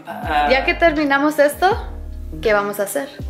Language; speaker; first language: Spanish; early bilingual, heritage; English